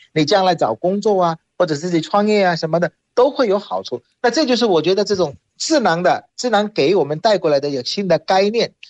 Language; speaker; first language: Chinese; non-native, fluent; Bangla